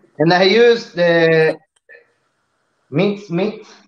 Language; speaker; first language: English; non-native, learner; Italian